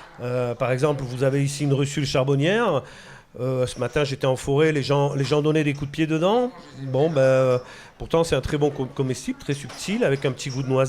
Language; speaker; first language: French; native; French